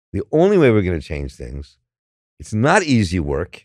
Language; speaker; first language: English; native; English